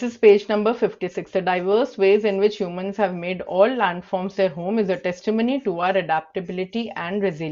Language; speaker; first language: English; non-native, local second language; Hindi